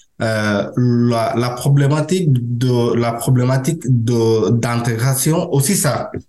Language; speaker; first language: French; non-native, learner; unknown